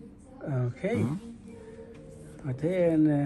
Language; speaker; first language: Danish; non-native, learner; Arabic